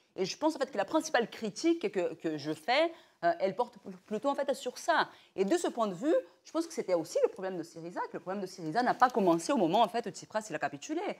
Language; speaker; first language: French; non-native, fluent; Portuguese